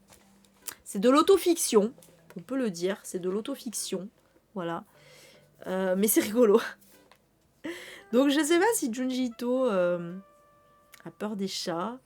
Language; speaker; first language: French; native; French